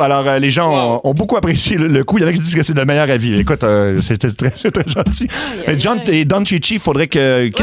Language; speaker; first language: French; native; French